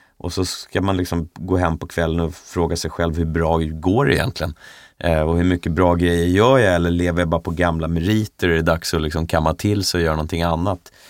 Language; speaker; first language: Swedish; native; Swedish